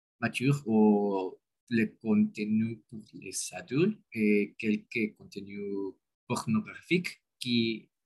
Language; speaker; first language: French; non-native, learner; Spanish